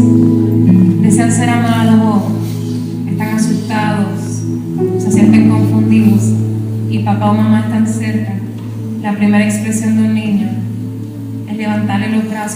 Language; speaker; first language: Spanish; native; Spanish